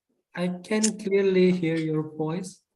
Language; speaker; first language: English; non-native, fluent; Indonesian